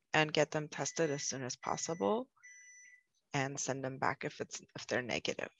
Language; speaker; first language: English; native; English